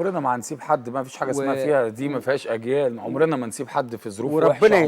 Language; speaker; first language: Arabic; native; Arabic